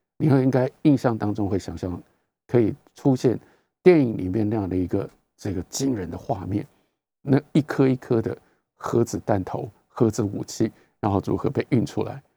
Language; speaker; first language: Chinese; native; Chinese